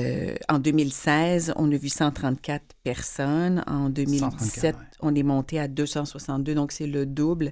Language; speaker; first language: French; native; French